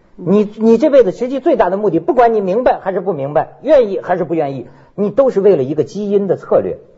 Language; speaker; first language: Chinese; native; Chinese